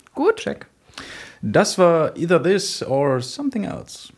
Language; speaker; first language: German; non-native, fluent; English